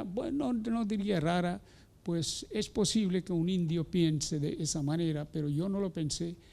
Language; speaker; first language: Spanish; non-native, fluent; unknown